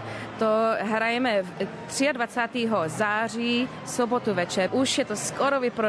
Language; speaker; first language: Czech; early bilingual, heritage; English